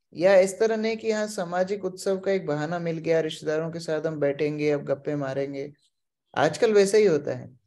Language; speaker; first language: Hindi; native; Hindi